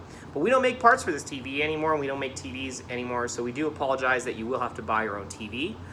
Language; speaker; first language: English; native; English